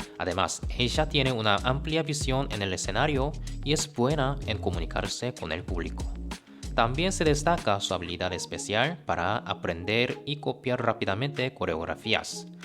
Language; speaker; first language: Spanish; non-native, fluent; Korean